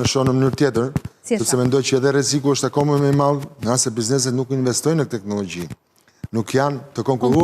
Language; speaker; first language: Albanian; native; Albanian